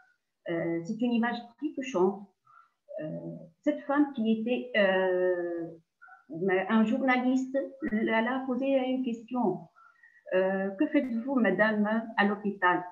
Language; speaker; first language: French; non-native, local second language; Arabic